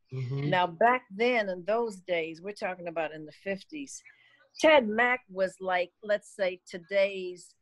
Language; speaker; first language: English; native; English